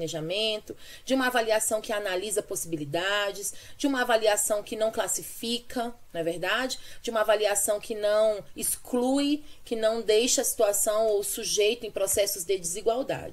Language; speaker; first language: Portuguese; native; Portuguese